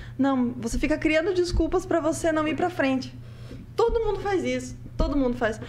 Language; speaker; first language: Portuguese; native; Portuguese